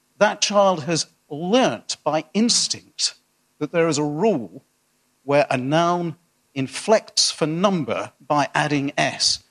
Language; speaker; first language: English; native; English